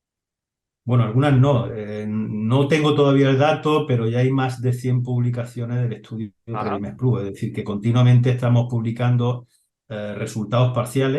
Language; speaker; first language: Spanish; native; Spanish